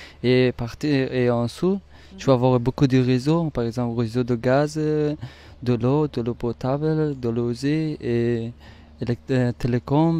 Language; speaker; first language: French; non-native, learner; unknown